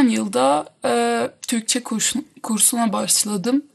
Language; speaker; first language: Turkish; non-native, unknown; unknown